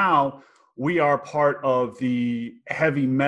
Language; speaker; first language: English; native; English